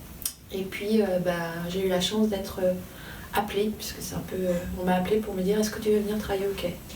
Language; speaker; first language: French; native; French